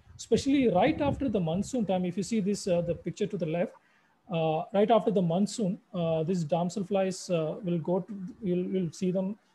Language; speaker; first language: English; non-native, local second language; Malayalam